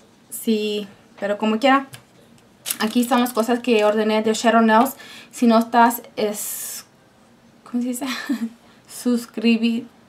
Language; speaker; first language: Spanish; non-native, fluent; English